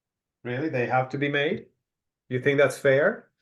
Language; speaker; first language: English; native; English